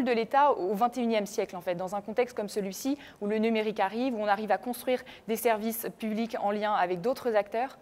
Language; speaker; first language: French; native; French